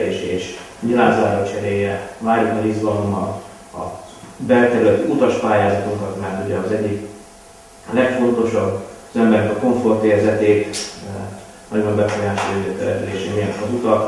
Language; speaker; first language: Hungarian; native; Hungarian